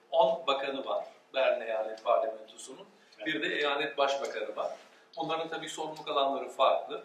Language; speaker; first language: Turkish; early bilingual, heritage; Turkish